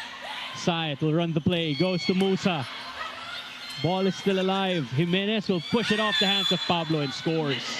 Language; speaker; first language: English; non-native, local second language; Filipino